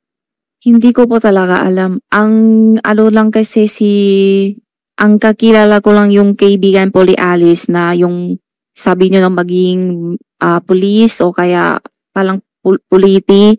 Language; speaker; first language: Filipino; non-native, learner; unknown